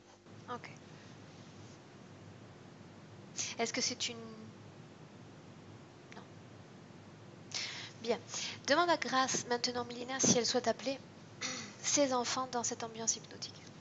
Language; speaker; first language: French; native; French